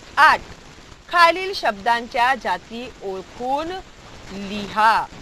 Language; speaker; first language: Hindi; non-native, local second language; Marathi